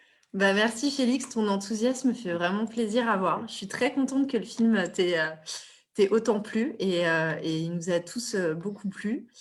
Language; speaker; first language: French; native; French